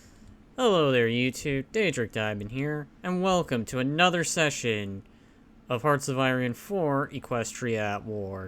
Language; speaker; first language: English; native; English